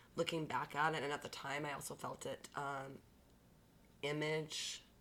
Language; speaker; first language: English; native; English